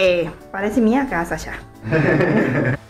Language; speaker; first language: Portuguese; non-native, learner; Thai